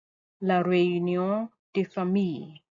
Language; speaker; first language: French; non-native, fluent; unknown